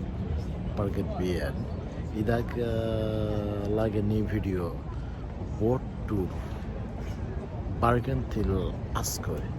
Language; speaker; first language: Norwegian; non-native, learner; Bangla